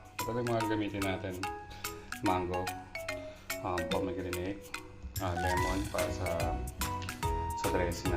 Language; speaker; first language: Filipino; native; Filipino